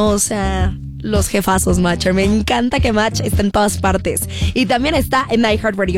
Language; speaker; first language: Spanish; native; Spanish